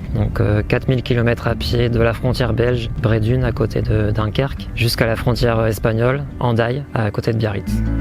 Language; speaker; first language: French; native; French